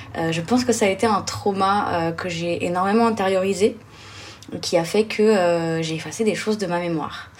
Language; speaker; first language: French; early bilingual, other home language; Arabic